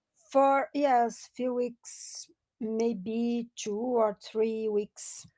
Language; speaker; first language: English; non-native, learner; Portuguese